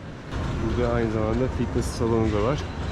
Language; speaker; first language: Turkish; native; Turkish